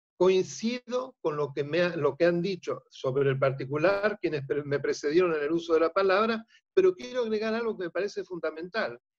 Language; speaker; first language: Spanish; native; Spanish